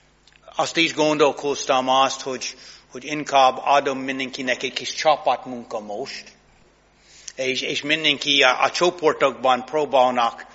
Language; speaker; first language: Hungarian; non-native, fluent; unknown